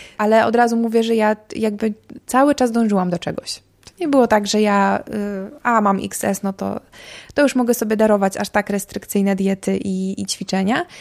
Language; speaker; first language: Polish; native; Polish